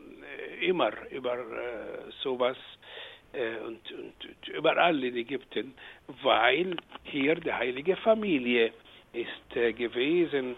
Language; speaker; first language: German; non-native, fluent; Arabic